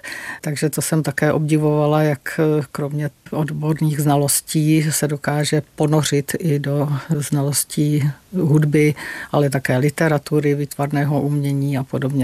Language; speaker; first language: Czech; native; Czech